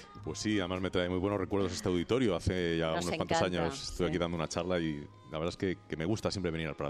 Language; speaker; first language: Spanish; native; Spanish